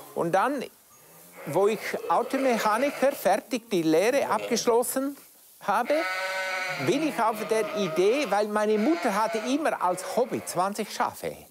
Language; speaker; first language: German; non-native, local second language; Romansh